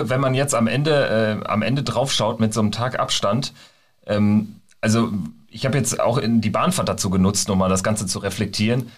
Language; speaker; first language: German; native; German